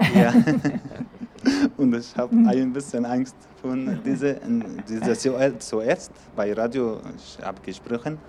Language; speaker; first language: German; non-native, learner; Arabic